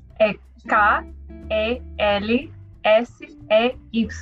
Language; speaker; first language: Portuguese; non-native, learner; English